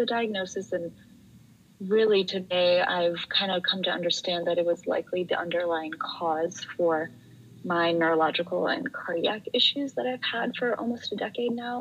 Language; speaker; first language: English; native; English